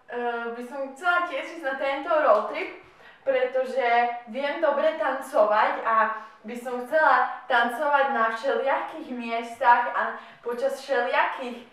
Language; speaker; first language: Slovak; non-native, local second language; Hungarian